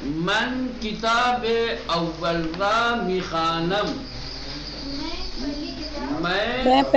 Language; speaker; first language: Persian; non-native, fluent; Urdu